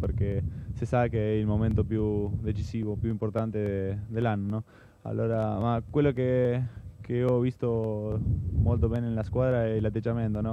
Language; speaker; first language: Italian; non-native, fluent; Spanish